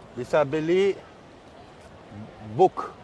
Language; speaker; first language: Indonesian; non-native, learner; French